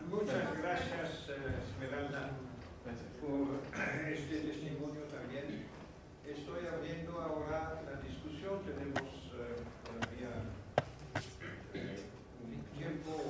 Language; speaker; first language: Spanish; non-native, fluent; French